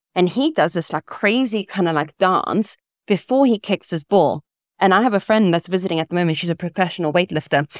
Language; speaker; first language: English; early bilingual, other home language; Italian